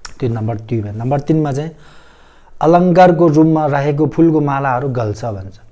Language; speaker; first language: Nepali; non-native, local second language; Tibetan